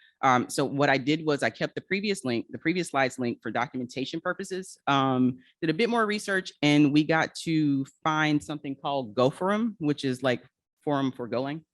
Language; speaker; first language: English; native; English